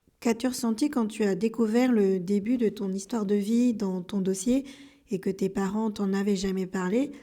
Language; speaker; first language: French; native; French